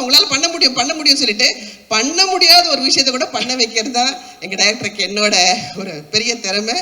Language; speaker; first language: Tamil; native; Tamil